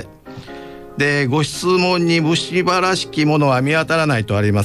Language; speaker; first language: Japanese; native; Japanese